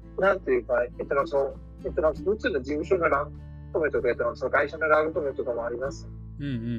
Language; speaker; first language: Japanese; non-native, fluent; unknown